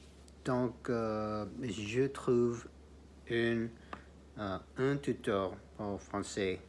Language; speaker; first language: French; non-native, learner; English